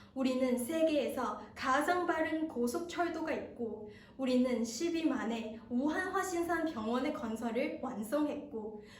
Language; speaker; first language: Korean; non-native, fluent; Chinese